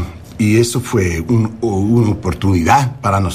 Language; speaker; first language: Spanish; non-native, learner; English